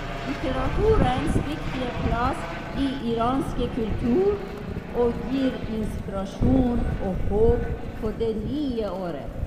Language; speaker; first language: Norwegian; non-native, fluent; Persian